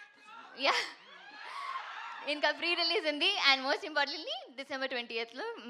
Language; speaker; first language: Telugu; non-native, learner; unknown